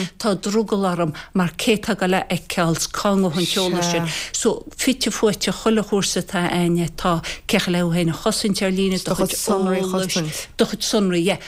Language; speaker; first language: Irish; native; Irish